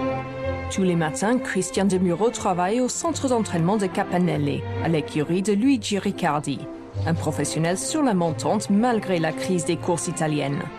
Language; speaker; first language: French; native; French